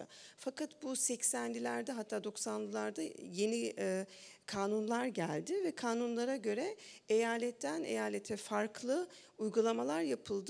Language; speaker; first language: Turkish; early bilingual, heritage; Turkish